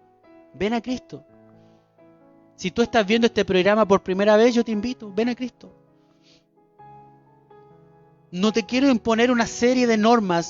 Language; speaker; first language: Spanish; native; Spanish